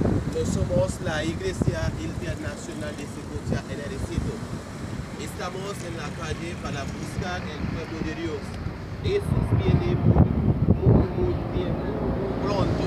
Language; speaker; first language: Spanish; non-native, learner; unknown